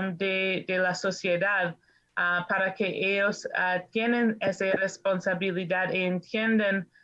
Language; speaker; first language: Spanish; non-native, learner; English